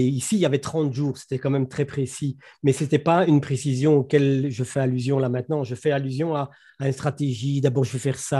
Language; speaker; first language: French; native; French